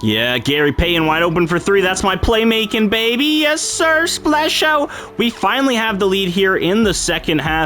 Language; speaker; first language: English; native; English